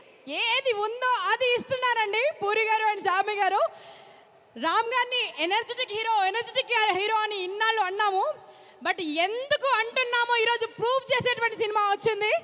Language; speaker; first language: Telugu; native; Telugu